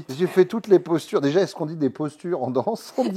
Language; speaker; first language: French; native; French